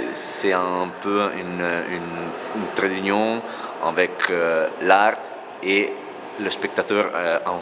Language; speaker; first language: French; non-native, fluent; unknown